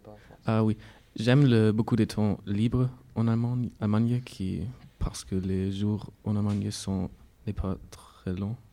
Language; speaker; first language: French; non-native, learner; German